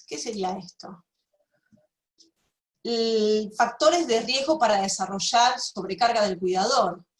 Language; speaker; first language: Spanish; native; Spanish